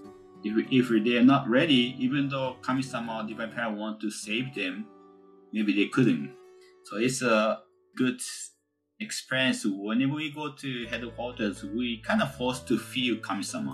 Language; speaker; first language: English; non-native, fluent; Japanese